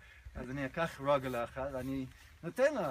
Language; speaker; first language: Hebrew; non-native, fluent; English